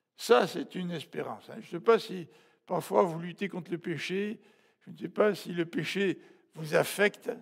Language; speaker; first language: French; native; French